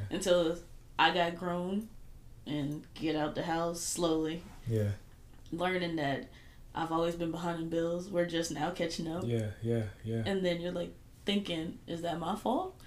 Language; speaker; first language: English; native; English